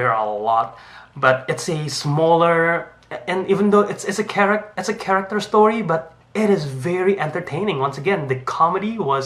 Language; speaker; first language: English; non-native, fluent; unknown